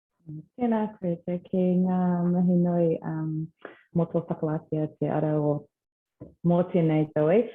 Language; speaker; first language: Māori; non-native, local second language; English